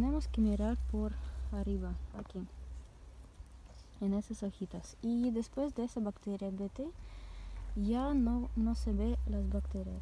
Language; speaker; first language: Spanish; non-native, learner; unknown